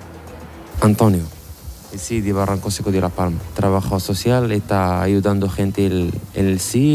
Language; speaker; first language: Spanish; non-native, learner; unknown